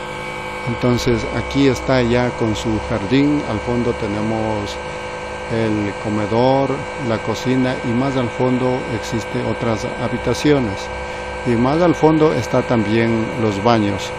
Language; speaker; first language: Spanish; native; Spanish